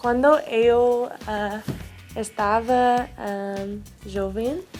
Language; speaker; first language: Portuguese; non-native, learner; English